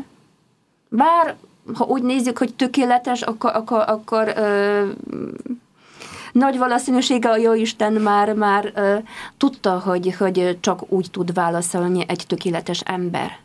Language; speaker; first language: Hungarian; non-native, fluent; Polish